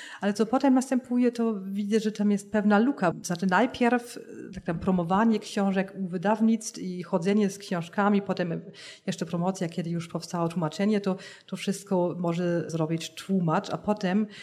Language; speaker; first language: Polish; non-native, fluent; German